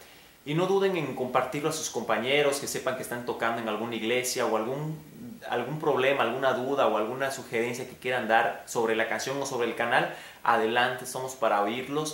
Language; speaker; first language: Spanish; native; Spanish